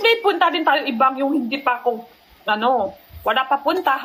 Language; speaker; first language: Filipino; non-native, learner; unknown